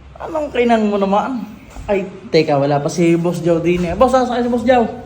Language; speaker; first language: Filipino; native; Filipino